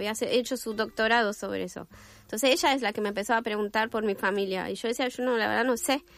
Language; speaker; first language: Spanish; non-native, fluent; French